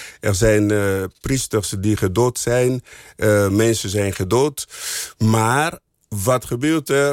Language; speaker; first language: Dutch; non-native, fluent; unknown